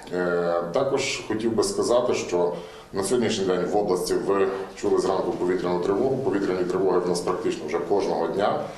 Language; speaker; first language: Ukrainian; native; Ukrainian